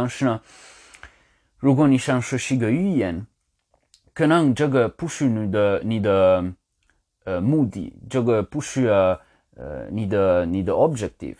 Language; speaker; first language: Chinese; non-native, learner; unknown